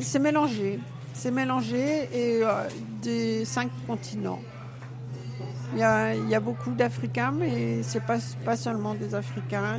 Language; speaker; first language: French; native; French